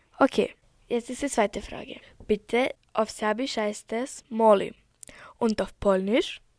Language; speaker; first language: German; early bilingual, other home language; Serbian